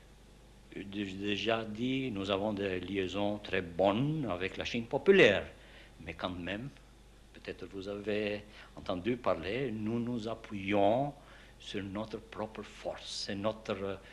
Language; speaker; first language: French; non-native, fluent; Albanian